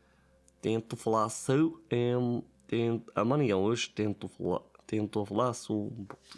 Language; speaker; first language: Portuguese; non-native, learner; Italian